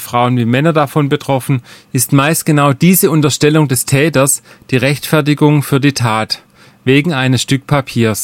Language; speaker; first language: German; native; German